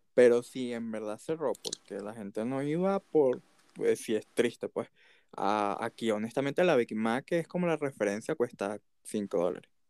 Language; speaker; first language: Spanish; native; Spanish